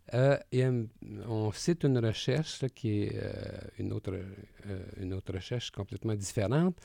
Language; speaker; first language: French; native; French